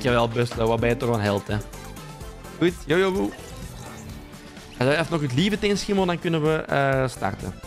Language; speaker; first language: Dutch; native; Dutch